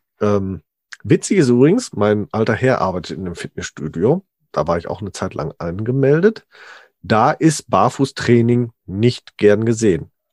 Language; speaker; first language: German; early bilingual, other home language; Italian